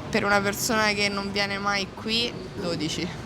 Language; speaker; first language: Italian; native; Italian